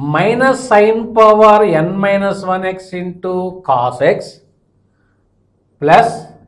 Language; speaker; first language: English; non-native, local second language; Telugu